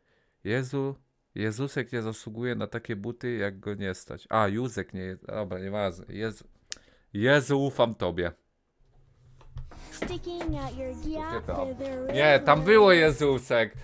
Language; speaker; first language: Polish; native; Polish